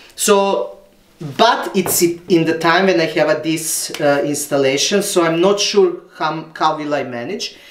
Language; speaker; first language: English; non-native, learner; Serbian